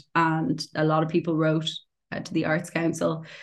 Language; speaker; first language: English; native; English